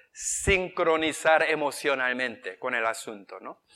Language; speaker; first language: Spanish; non-native, fluent; Korean